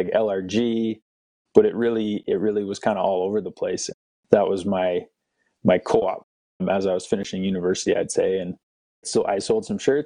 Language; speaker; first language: English; native; English